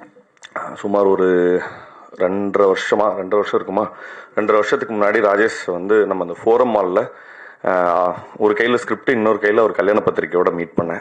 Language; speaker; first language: Tamil; native; Tamil